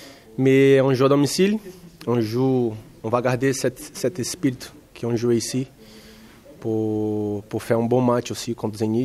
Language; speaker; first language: French; non-native, fluent; Czech